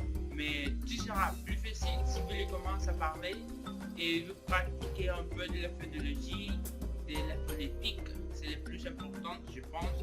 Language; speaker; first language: French; non-native, learner; Spanish